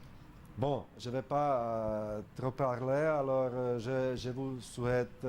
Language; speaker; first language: French; non-native, fluent; Czech